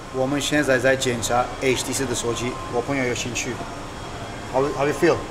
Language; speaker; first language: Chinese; non-native, fluent; Turkish